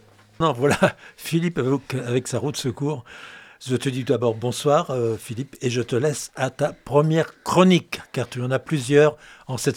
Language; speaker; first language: French; native; French